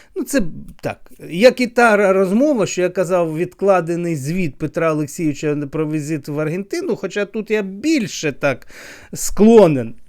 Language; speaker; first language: Ukrainian; native; Ukrainian